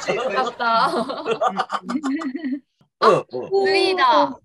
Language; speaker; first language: Japanese; native; Japanese